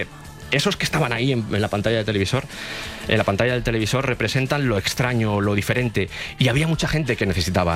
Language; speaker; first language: Spanish; native; Spanish